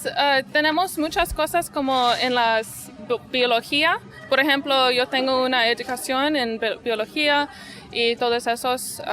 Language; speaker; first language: Spanish; early bilingual, heritage; Spanish